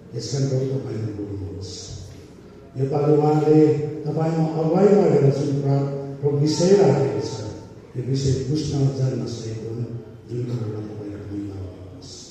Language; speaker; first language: Nepali; native; Nepali